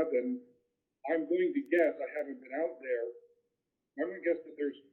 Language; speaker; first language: English; native; English